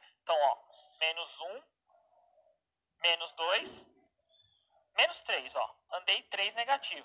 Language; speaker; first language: Portuguese; native; Portuguese